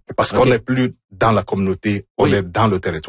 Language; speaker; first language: French; non-native, fluent; Igbo